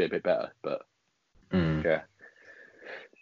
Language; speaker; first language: English; native; English